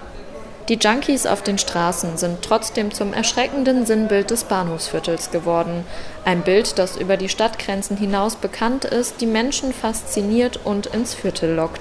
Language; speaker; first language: German; native; German